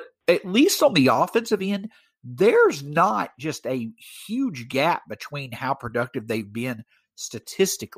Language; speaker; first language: English; native; English